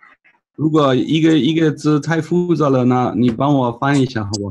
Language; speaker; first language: Chinese; non-native, fluent; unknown